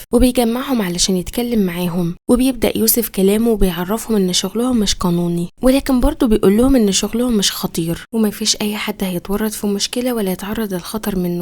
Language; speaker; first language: Arabic; native; Arabic